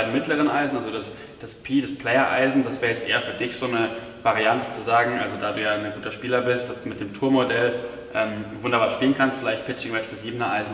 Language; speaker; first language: German; native; German